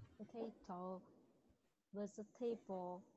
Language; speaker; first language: English; non-native, learner; Vietnamese